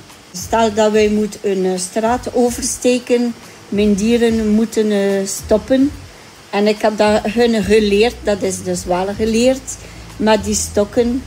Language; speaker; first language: Dutch; non-native, local second language; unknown